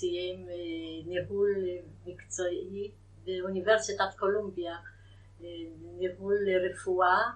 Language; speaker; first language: Hebrew; non-native, fluent; Yiddish